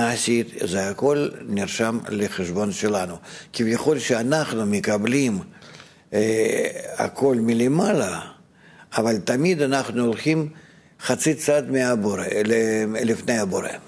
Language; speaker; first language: Hebrew; non-native, fluent; Russian